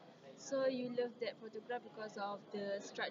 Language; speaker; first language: English; non-native, learner; Malay